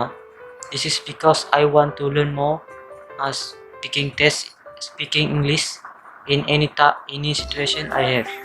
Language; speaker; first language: English; non-native, local second language; Malay